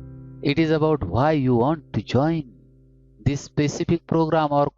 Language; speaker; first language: English; non-native, local second language; Marathi